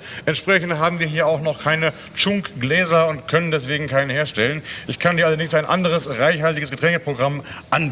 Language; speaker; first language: German; native; German